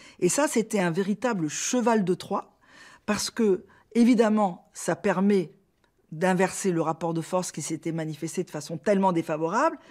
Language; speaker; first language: French; native; French